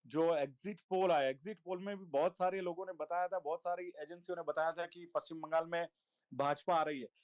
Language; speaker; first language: Hindi; non-native, local second language; Gujarati